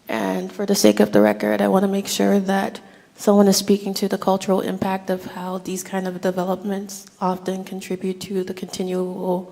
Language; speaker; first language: English; native; English